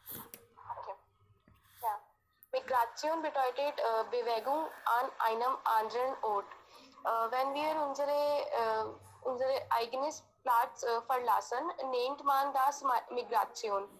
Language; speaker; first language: German; non-native, learner; Hindi